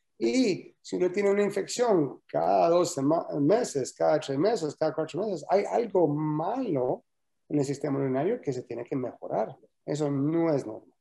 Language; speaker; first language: Spanish; early bilingual, heritage; Spanish